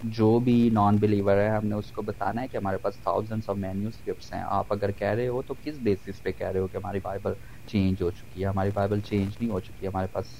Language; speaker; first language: Urdu; non-native, local second language; Punjabi